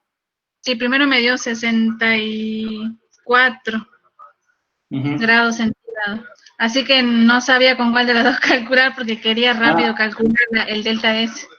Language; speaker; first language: Spanish; native; Spanish